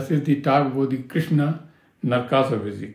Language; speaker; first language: German; non-native, learner; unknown